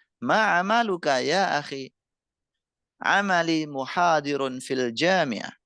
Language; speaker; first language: Arabic; non-native, fluent; Indonesian